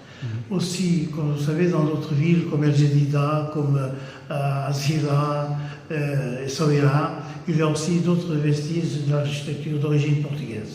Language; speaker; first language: French; non-native, fluent; Portuguese